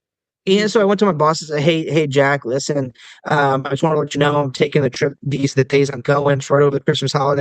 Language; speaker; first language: English; native; English